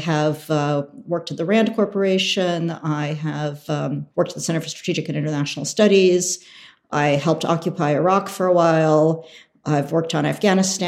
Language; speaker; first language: English; early bilingual, other home language; Russian